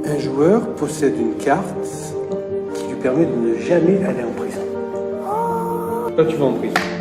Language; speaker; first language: French; native; French